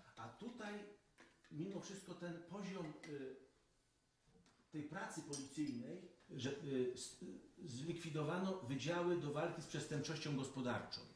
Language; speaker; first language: Polish; non-native, learner; Ukrainian